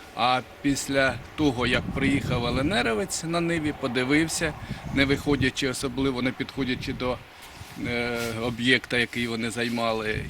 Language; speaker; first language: Ukrainian; native; Ukrainian